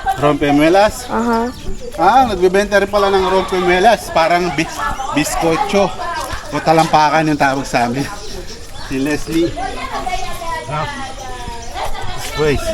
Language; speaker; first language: Filipino; native; Filipino